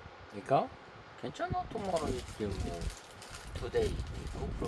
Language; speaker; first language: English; non-native, learner; Korean